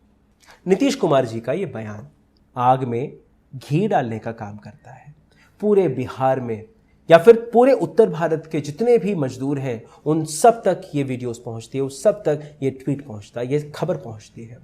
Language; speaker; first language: Hindi; native; Hindi